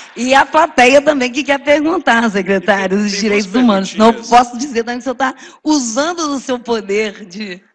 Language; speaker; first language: Portuguese; native; Portuguese